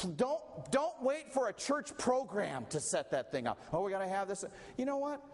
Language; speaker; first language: English; native; English